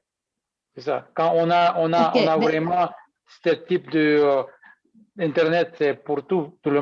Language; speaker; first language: French; non-native, fluent; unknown